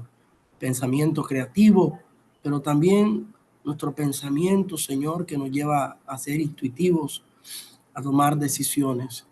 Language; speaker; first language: Spanish; native; Spanish